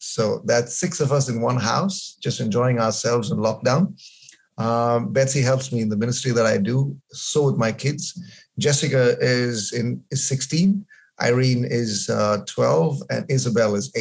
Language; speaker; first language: English; non-native, local second language; Malayalam